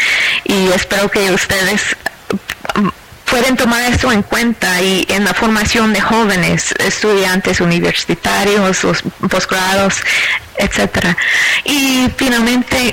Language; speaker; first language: Spanish; non-native, fluent; English